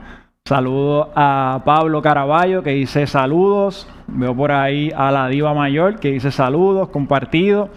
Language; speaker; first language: Spanish; native; Spanish